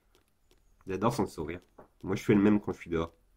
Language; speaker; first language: French; native; French